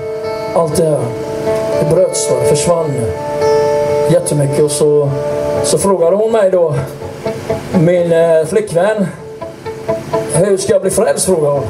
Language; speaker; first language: Swedish; native; Swedish